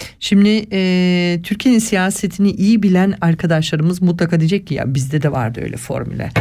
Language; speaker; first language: Turkish; early bilingual, heritage; Turkish